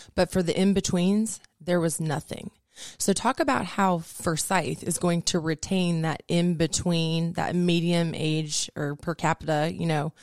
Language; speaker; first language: English; native; English